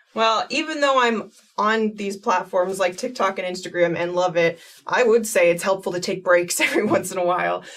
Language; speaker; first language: English; native; English